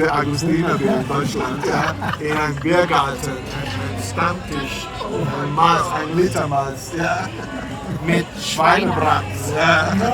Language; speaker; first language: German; non-native, learner; Spanish